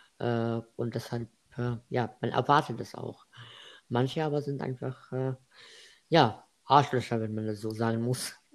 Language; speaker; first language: German; non-native, fluent; Arabic